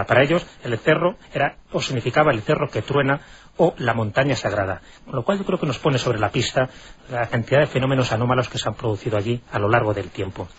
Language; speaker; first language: Spanish; native; Spanish